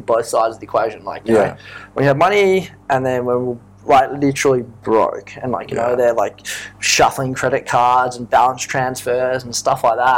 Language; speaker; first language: English; native; English